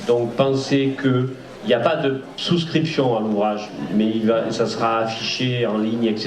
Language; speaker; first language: French; native; French